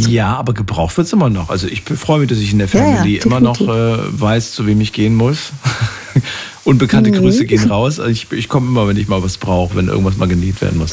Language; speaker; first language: German; native; German